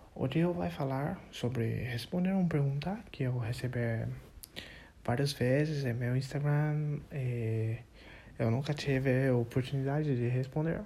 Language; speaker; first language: Portuguese; non-native, learner; English